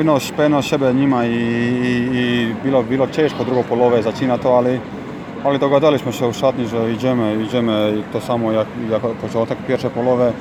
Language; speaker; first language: Polish; non-native, learner; Croatian